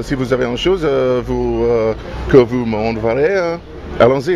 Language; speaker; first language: French; non-native, learner; English